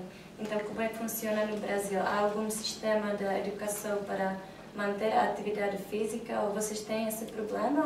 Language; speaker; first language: Portuguese; non-native, fluent; Czech